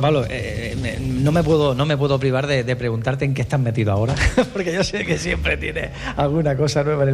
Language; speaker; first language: Spanish; native; Spanish